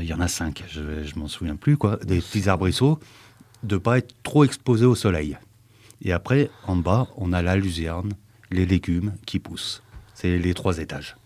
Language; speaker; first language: French; native; French